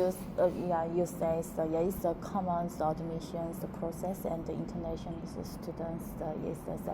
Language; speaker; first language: English; non-native, learner; Korean